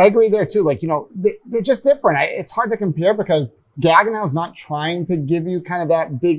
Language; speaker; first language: English; native; English